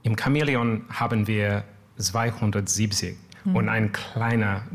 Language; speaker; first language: German; non-native, learner; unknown